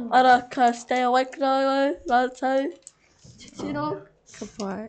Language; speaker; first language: Māori; non-native, local second language; English